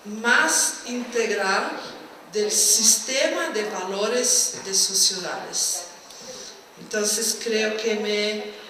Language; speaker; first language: Spanish; non-native, fluent; Portuguese